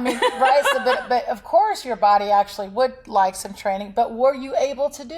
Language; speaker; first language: English; native; English